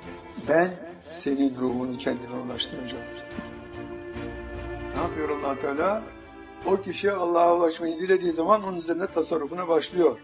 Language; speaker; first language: Turkish; native; Turkish